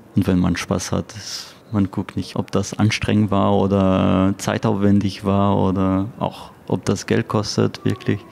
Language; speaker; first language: German; non-native, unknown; French